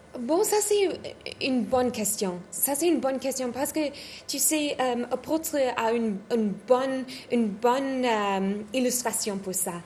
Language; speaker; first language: French; non-native, learner; English